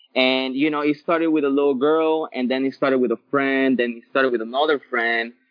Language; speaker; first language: English; early bilingual, other home language; Spanish